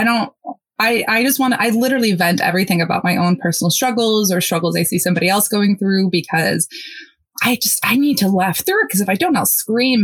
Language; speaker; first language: English; early bilingual, other home language; Polish